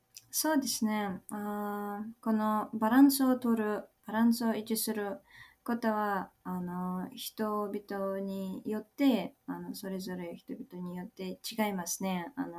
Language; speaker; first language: Japanese; non-native, learner; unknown